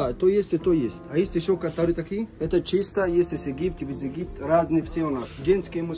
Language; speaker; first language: Russian; non-native, learner; Arabic